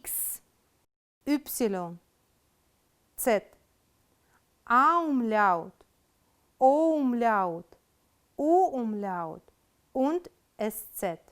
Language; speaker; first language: German; non-native, fluent; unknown